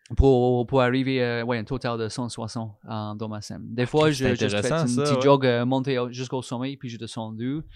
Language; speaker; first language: French; non-native, fluent; English